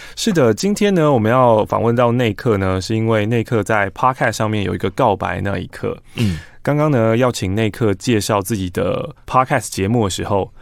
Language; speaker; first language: Chinese; native; Chinese